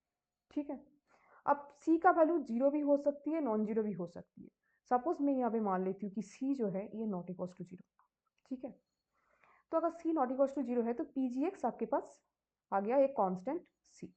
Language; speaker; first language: Hindi; native; Hindi